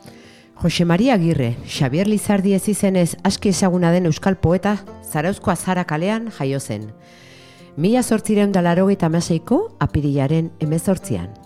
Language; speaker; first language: Basque; native; Basque